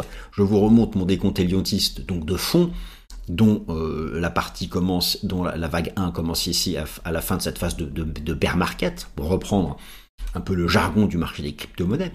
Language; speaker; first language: French; native; French